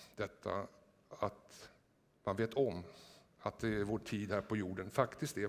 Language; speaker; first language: Swedish; native; Swedish